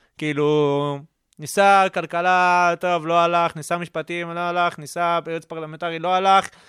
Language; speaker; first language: Hebrew; native; Hebrew